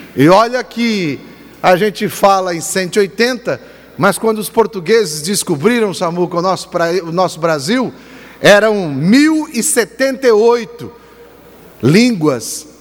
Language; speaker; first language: Portuguese; native; Portuguese